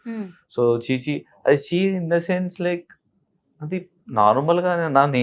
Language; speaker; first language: Telugu; non-native, local second language; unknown